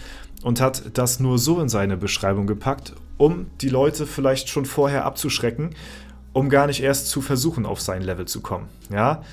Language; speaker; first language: German; native; German